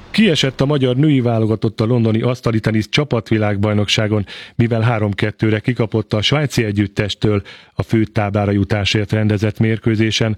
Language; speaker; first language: Hungarian; native; Hungarian